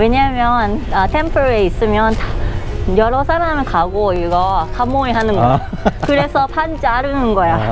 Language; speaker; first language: Korean; non-native, learner; Thai